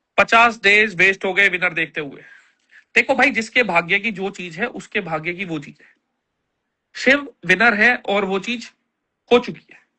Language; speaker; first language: Hindi; native; Hindi